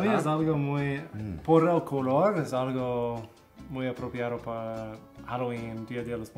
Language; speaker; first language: Spanish; non-native, fluent; English